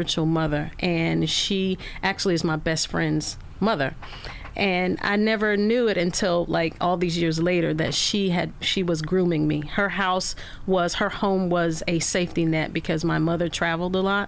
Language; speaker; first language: English; native; English